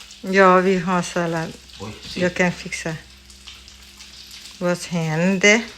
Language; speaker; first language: Swedish; non-native, learner; Thai